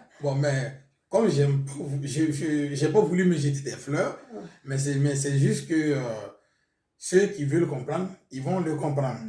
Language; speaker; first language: French; non-native, local second language; Mossi